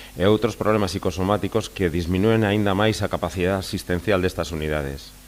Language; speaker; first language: Galician; non-native, local second language; Spanish